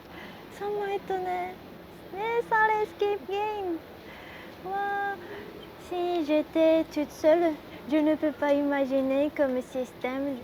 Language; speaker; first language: French; non-native, learner; Japanese